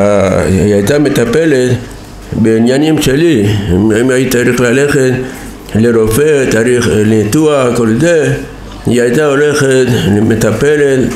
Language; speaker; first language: Hebrew; non-native, fluent; Persian